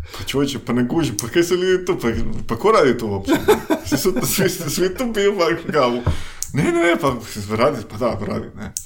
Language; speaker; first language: Croatian; non-native, fluent; Spanish